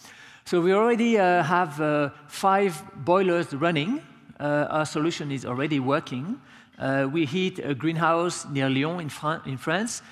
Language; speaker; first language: English; non-native, fluent; French